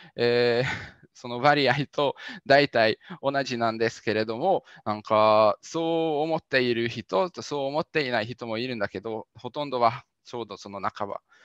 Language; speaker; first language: Japanese; non-native, fluent; Hungarian